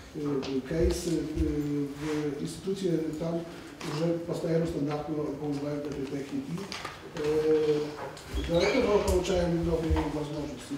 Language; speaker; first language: Polish; non-native, learner; Russian